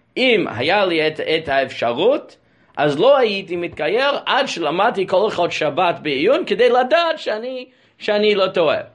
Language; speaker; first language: Hebrew; non-native, fluent; English